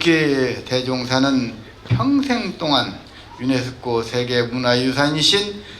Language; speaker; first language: Korean; native; Korean